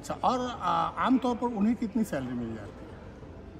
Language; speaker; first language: Hindi; native; Hindi